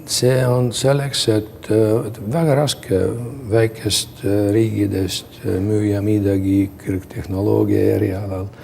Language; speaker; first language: Estonian; non-native, local second language; Russian